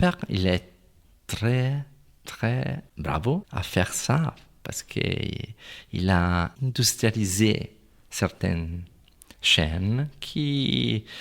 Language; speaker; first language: French; non-native, fluent; Italian